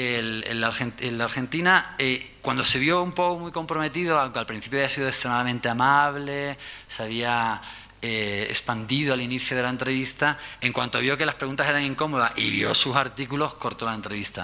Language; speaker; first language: Spanish; native; Spanish